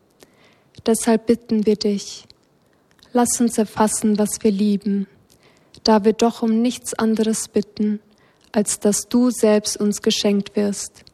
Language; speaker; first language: German; native; German